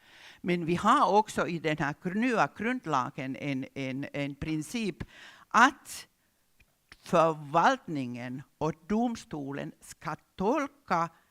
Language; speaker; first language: Swedish; non-native, local second language; Finnish